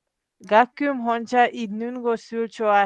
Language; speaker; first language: Korean; non-native, learner; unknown